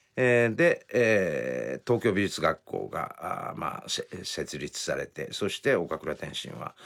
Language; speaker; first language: Japanese; native; Japanese